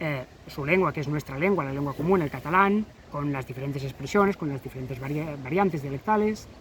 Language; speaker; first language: Spanish; native; Spanish